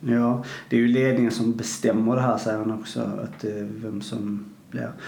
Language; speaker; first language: Swedish; native; Swedish